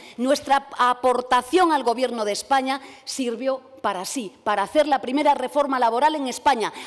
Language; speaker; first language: Spanish; native; Spanish